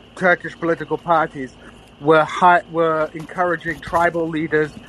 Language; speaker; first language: English; native; English